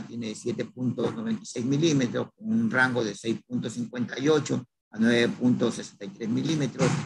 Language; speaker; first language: Spanish; native; Spanish